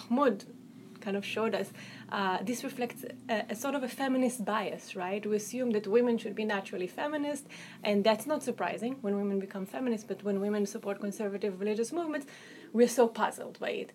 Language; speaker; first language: English; non-native, fluent; Hebrew